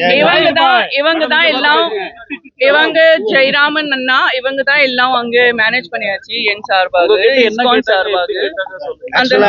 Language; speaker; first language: Tamil; non-native, learner; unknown